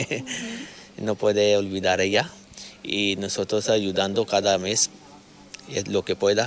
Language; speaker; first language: Spanish; non-native, learner; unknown